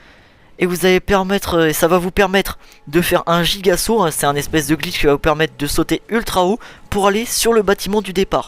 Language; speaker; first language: French; native; French